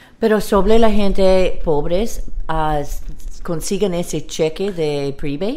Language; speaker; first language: Spanish; non-native, learner; English